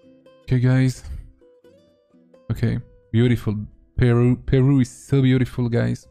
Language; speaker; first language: English; non-native, fluent; French